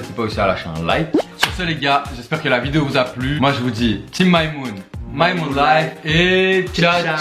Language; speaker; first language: French; native; French